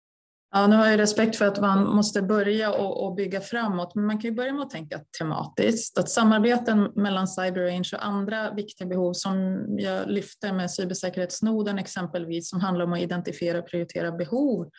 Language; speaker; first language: Swedish; native; Swedish